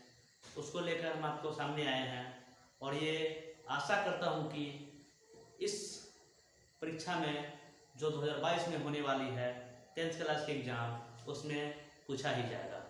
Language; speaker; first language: Hindi; native; Hindi